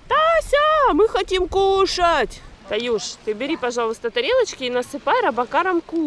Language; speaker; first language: Russian; native; Russian